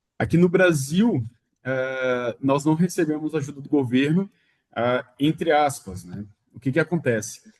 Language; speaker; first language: Portuguese; native; Portuguese